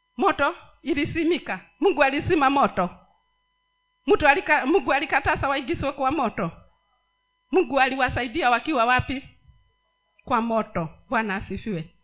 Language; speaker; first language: Swahili; non-native, local second language; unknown